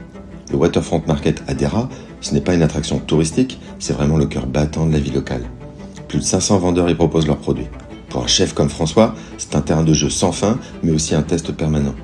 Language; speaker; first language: French; native; French